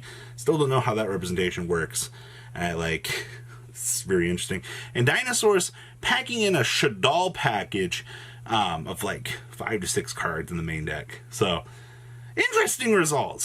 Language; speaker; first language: English; native; English